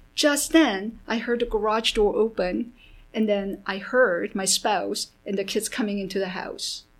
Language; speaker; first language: English; early bilingual, other home language; Korean